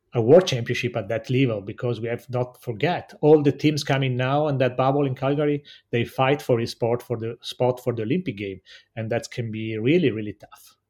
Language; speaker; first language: English; non-native, learner; Italian